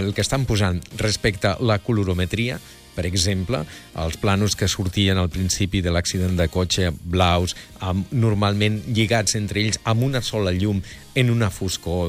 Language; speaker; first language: Catalan; native; Catalan